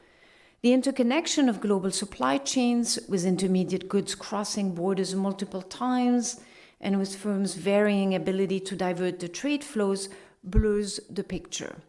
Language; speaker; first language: English; non-native, fluent; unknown